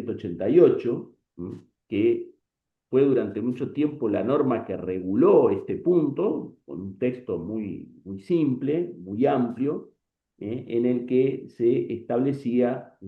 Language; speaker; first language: Spanish; native; Spanish